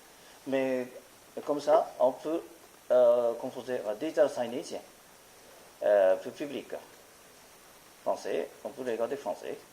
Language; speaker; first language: French; non-native, learner; Japanese